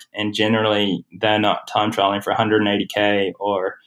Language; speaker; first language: English; native; English